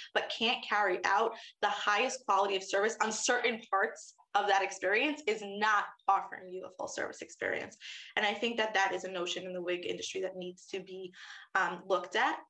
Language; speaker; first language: English; native; English